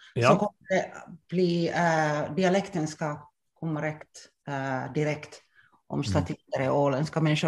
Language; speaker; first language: Swedish; non-native, local second language; Finnish